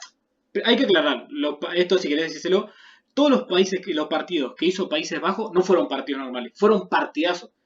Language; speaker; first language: Spanish; native; Spanish